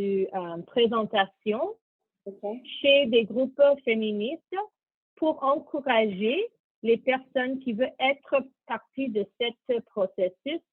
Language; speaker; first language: French; non-native, learner; English